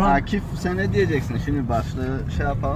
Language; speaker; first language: Turkish; non-native, fluent; Tajik